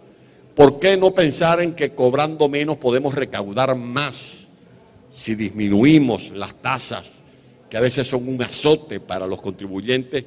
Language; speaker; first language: Spanish; native; Spanish